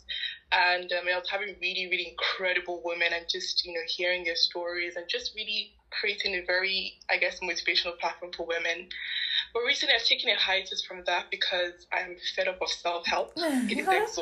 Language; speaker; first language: English; non-native, local second language; Yoruba